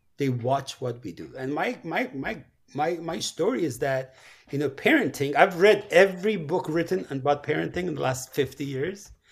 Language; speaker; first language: English; non-native, fluent; Persian